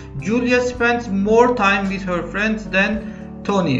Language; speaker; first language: English; non-native, fluent; Turkish